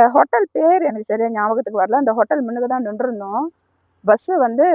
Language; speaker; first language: Tamil; early bilingual, heritage; Tamil